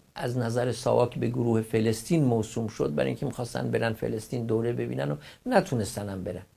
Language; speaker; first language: Persian; non-native, local second language; Kurdish